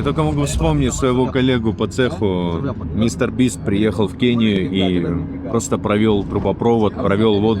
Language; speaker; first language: Russian; native; Russian